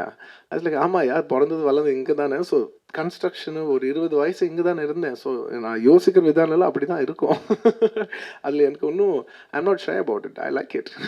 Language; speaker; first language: Tamil; non-native, local second language; Telugu